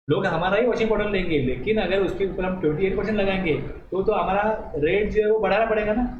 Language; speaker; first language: Hindi; non-native, local second language; Marathi